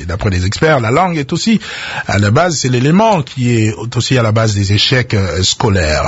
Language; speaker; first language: French; non-native, local second language; Lingala